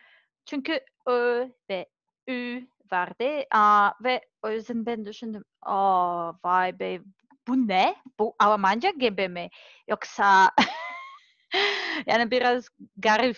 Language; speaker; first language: Turkish; non-native, learner; Serbian